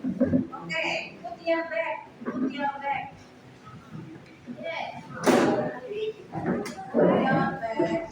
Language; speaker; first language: English; non-native, fluent; Indonesian